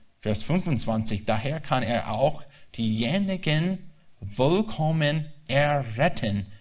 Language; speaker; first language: German; non-native, learner; English